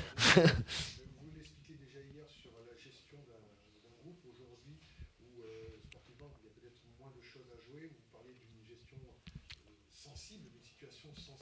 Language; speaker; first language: French; native; French